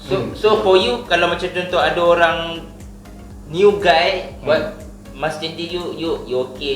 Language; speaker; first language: Malay; native; Malay